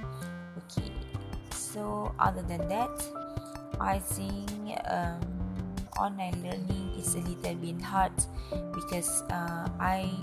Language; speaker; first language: English; non-native, learner; Malay